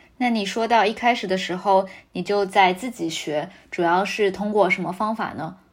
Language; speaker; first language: Chinese; native; Chinese